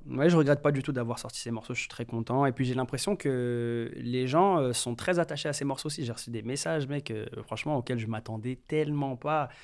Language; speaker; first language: French; native; French